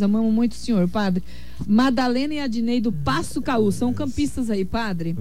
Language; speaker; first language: Portuguese; native; Portuguese